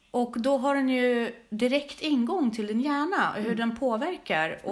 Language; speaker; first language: Swedish; early bilingual, other home language; Russian